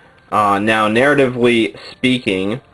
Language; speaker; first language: English; native; English